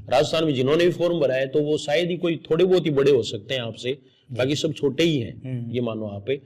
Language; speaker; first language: Hindi; native; Hindi